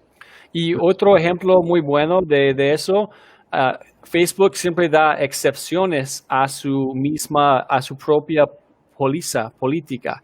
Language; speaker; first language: Spanish; non-native, fluent; English